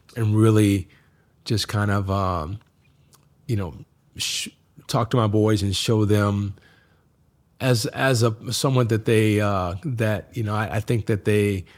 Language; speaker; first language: English; native; English